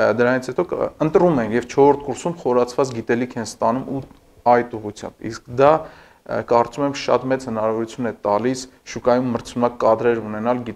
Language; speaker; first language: Armenian; native; Armenian